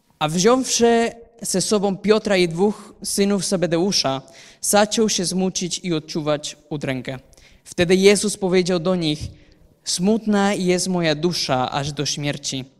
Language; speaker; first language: Polish; non-native, fluent; Spanish